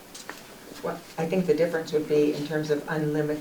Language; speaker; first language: English; native; English